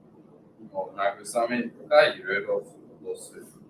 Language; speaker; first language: Japanese; non-native, learner; English